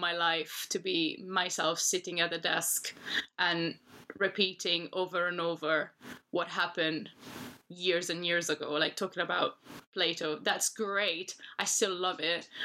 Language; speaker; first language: English; non-native, fluent; Italian